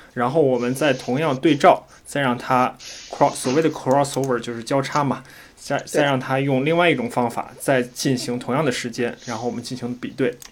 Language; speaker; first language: Chinese; native; Chinese